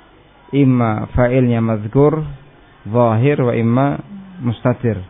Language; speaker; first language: Arabic; non-native, fluent; Indonesian